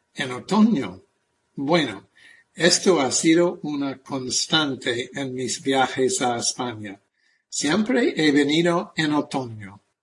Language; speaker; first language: Spanish; non-native, fluent; English